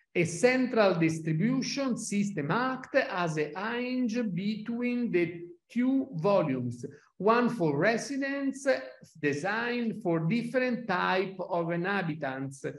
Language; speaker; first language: English; non-native, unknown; Italian